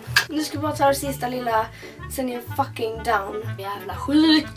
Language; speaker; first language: Swedish; native; Swedish